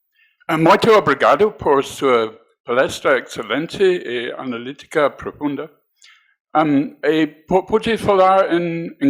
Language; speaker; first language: Portuguese; non-native, learner; English